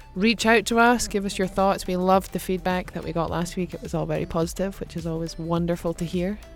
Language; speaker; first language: English; native; English